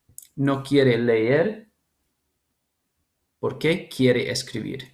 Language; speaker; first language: Spanish; non-native, fluent; English